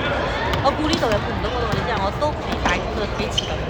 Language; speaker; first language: Chinese; early bilingual, heritage; Cantonese